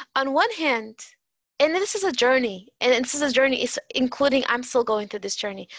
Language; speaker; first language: English; native; English